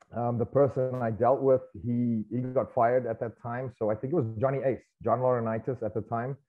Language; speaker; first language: English; native; English